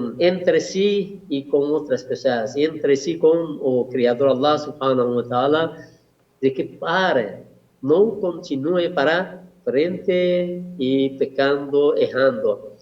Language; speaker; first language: Portuguese; non-native, learner; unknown